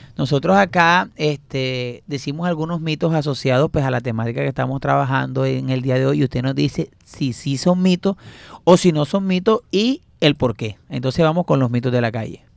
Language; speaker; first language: Spanish; native; Spanish